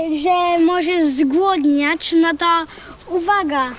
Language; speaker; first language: Polish; early bilingual, heritage; English